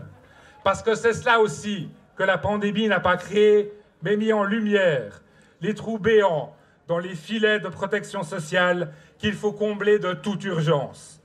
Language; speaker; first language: French; native; French